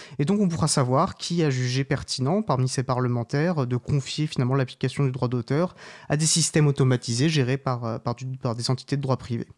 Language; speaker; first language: French; native; French